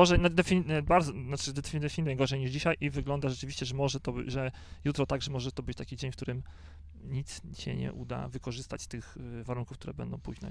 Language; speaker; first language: Polish; native; Polish